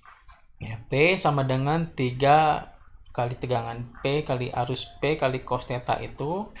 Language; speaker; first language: Indonesian; native; Indonesian